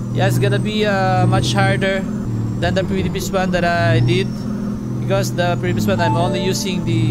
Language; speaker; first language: English; non-native, local second language; Filipino